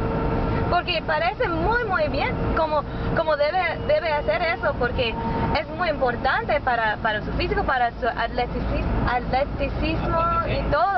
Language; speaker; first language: Spanish; non-native, learner; English